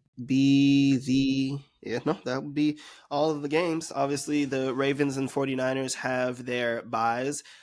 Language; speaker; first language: English; native; English